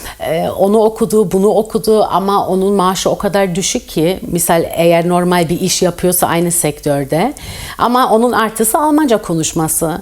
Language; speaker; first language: Turkish; early bilingual, heritage; Turkish